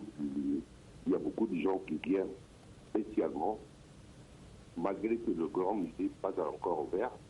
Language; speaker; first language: French; non-native, learner; Arabic